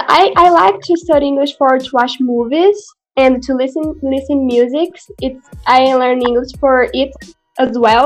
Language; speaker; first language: English; non-native, learner; Portuguese